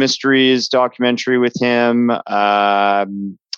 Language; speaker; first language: English; native; English